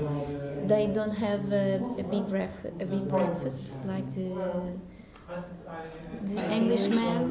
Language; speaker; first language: English; non-native, learner; Portuguese